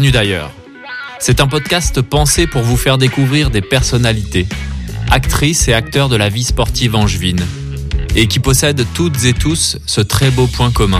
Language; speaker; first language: French; native; French